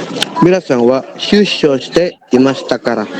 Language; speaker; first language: Japanese; non-native, learner; Indonesian